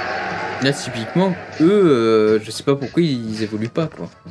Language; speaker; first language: French; native; French